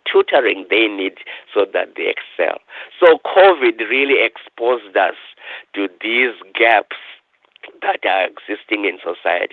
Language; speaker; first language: English; non-native, local second language; Shona